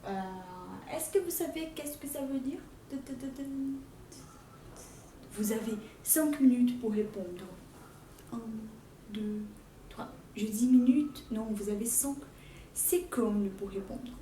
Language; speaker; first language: French; non-native, fluent; Portuguese